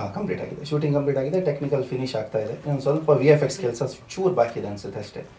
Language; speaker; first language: Kannada; non-native, local second language; Tulu